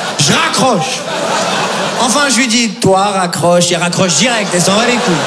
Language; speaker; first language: French; native; French